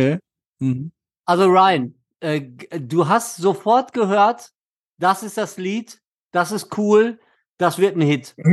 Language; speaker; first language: German; native; German